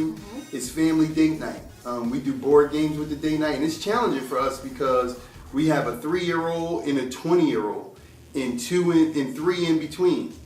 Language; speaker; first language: English; native; English